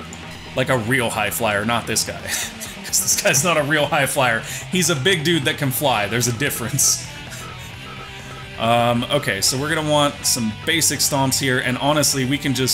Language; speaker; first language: English; native; English